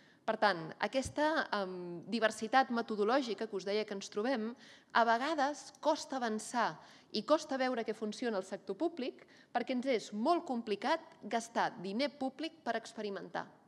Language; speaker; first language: Catalan; native; Catalan